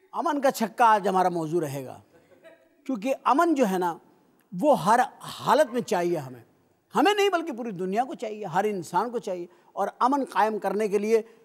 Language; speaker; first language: Urdu; native; Urdu